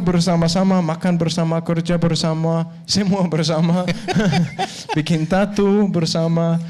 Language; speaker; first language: Indonesian; non-native, fluent; Danish